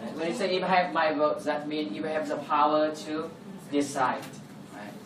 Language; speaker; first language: English; non-native, fluent; Vietnamese